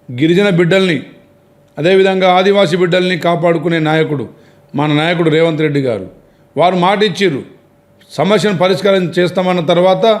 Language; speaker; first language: Telugu; non-native, local second language; Lambadi